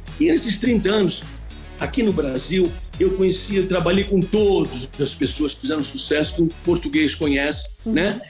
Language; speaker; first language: Portuguese; native; Portuguese